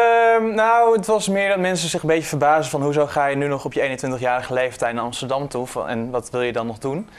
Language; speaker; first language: Dutch; native; Dutch